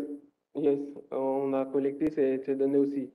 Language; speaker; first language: French; non-native, local second language; Fon